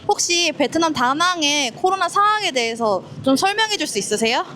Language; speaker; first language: Korean; native; Korean